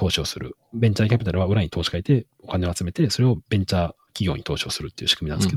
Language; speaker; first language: Japanese; native; Japanese